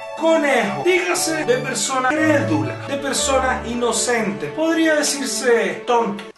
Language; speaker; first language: Spanish; native; Spanish